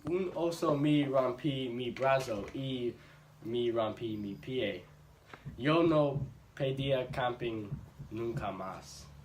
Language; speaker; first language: Spanish; non-native, learner; English